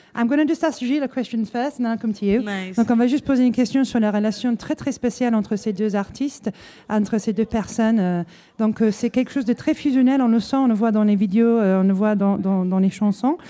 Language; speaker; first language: French; non-native, fluent; English